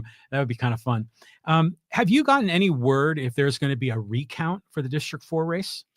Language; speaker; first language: English; native; English